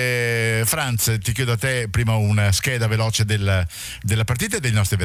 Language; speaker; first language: Italian; native; Italian